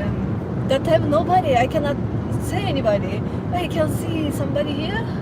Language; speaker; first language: English; non-native, learner; Japanese